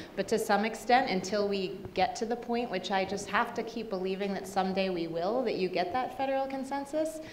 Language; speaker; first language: English; native; English